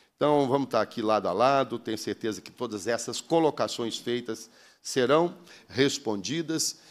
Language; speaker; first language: Portuguese; native; Portuguese